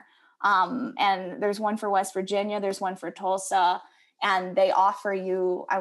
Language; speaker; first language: English; native; English